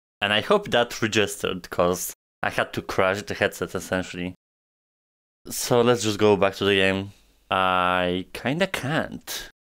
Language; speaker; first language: English; non-native, fluent; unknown